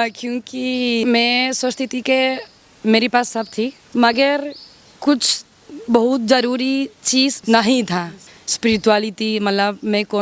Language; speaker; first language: Hindi; non-native, learner; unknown